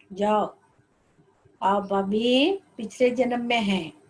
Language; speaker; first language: Hindi; non-native, local second language; Telugu